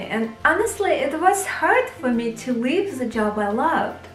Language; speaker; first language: English; non-native, fluent; Russian